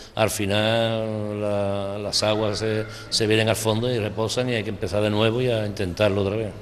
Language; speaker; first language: Spanish; native; Spanish